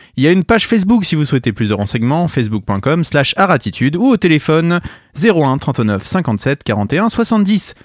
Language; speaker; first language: French; native; French